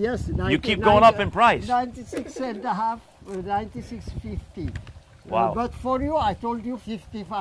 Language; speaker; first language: English; non-native, learner; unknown